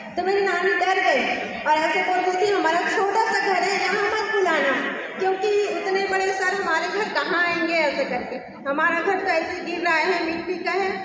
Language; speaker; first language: Hindi; native; Hindi